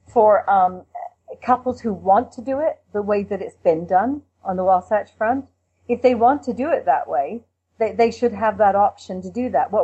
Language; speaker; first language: English; native; English